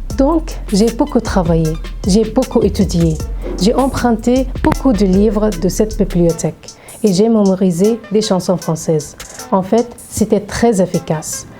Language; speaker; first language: French; non-native, fluent; Arabic